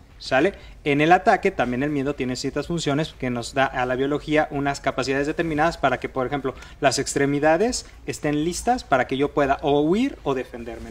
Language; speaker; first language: Spanish; native; Spanish